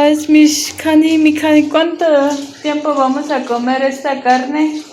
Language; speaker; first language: Spanish; non-native, learner; Armenian